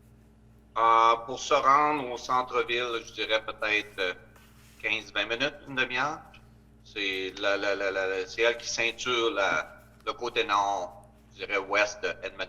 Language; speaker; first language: French; native; French